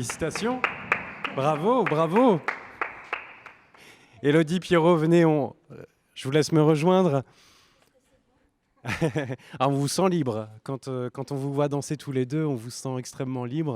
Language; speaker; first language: French; native; French